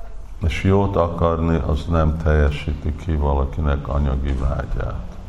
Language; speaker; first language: Hungarian; early bilingual, heritage; English